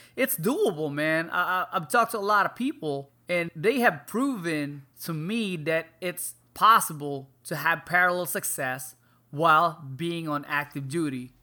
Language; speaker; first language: English; non-native, local second language; Filipino